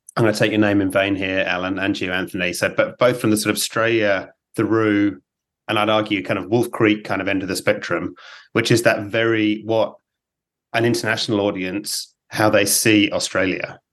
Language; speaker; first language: English; native; English